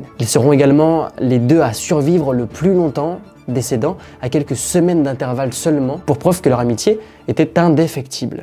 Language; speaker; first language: French; native; French